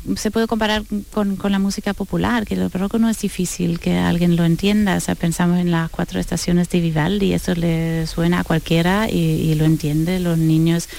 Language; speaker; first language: Spanish; non-native, fluent; German